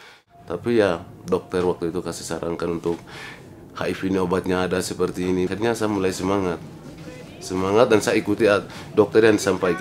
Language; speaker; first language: Indonesian; non-native, local second language; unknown